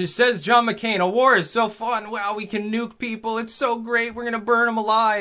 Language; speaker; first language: English; native; English